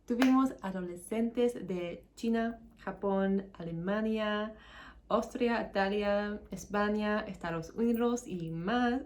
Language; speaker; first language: Spanish; non-native, learner; English